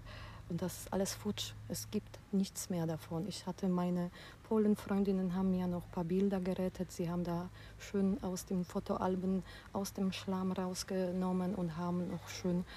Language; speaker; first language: German; non-native, fluent; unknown